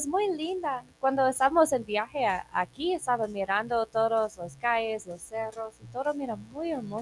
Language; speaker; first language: Spanish; non-native, learner; English